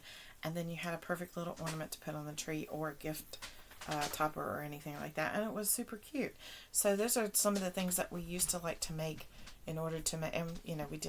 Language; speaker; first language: English; native; English